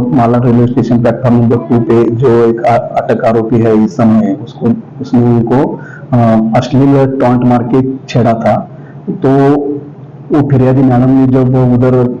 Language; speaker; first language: Hindi; non-native, local second language; Marathi